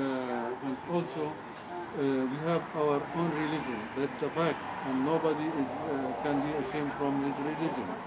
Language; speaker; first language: English; non-native, learner; Arabic